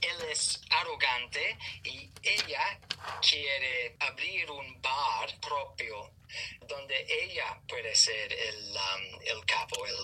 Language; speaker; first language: Spanish; non-native, learner; English